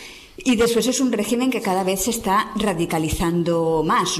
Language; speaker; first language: Spanish; native; Spanish